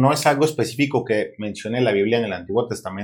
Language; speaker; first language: Spanish; native; Spanish